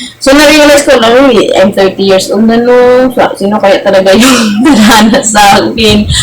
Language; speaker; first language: Filipino; non-native, local second language; Cebuano